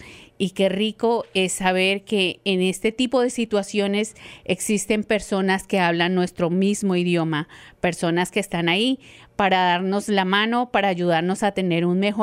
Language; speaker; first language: Spanish; native; Spanish